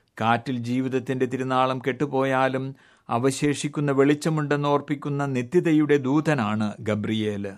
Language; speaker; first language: Malayalam; native; Malayalam